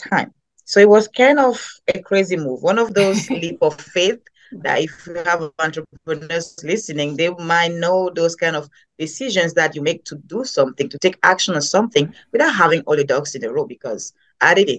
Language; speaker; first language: English; non-native, local second language; French